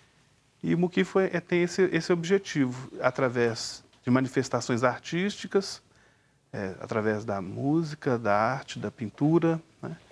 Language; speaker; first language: Portuguese; native; Portuguese